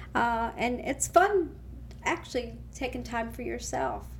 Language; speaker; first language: English; native; English